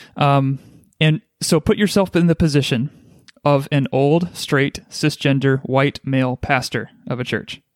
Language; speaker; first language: English; native; English